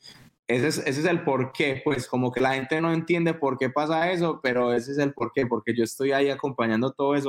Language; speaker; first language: Spanish; native; Spanish